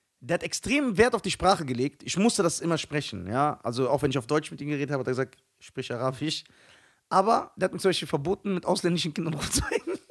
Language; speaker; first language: German; early bilingual, other home language; Arabic